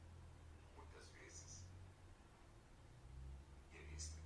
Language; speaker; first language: Portuguese; non-native, learner; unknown